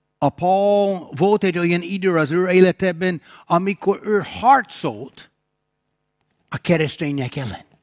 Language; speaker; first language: Hungarian; non-native, fluent; English